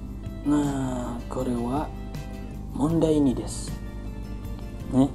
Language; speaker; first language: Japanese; non-native, fluent; Indonesian